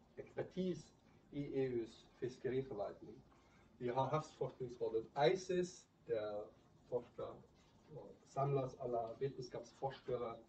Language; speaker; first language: Swedish; non-native, fluent; German